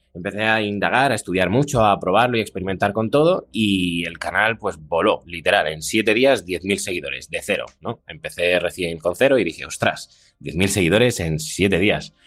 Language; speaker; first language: Spanish; non-native, fluent; Russian